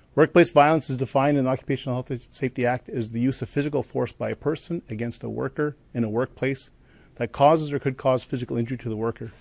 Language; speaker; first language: English; native; English